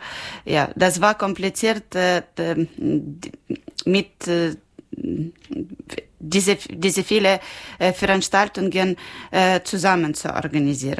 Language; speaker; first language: German; non-native, learner; Ukrainian